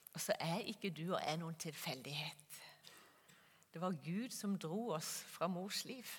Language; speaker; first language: Norwegian; native; Norwegian